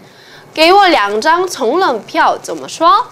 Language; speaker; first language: Chinese; non-native, fluent; Korean